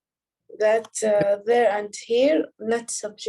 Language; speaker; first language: English; non-native, learner; Arabic